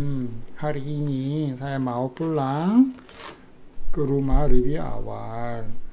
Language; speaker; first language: Indonesian; non-native, learner; Korean